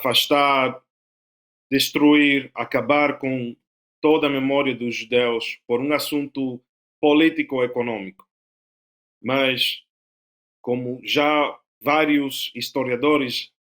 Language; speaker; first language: Portuguese; non-native, fluent; Spanish